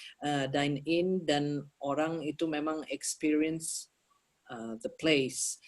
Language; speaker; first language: Indonesian; early bilingual, heritage; Indonesian